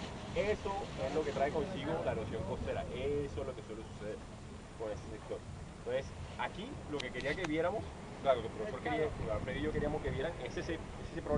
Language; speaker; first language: Spanish; native; Spanish